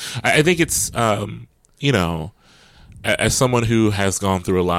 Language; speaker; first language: English; native; English